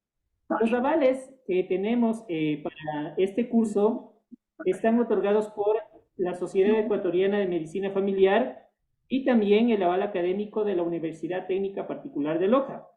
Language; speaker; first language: Spanish; native; Spanish